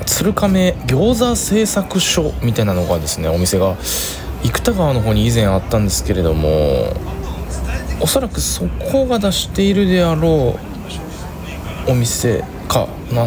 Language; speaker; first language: Japanese; native; Japanese